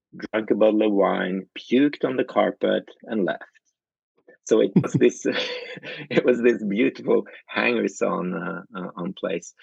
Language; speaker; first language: English; non-native, fluent; Norwegian